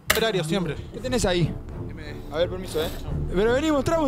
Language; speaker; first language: Spanish; native; Spanish